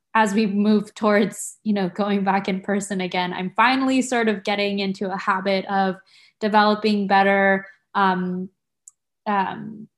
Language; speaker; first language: English; native; English